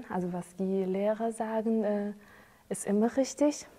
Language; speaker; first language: German; non-native, fluent; Chinese